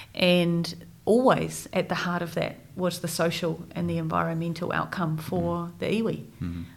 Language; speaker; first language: English; native; English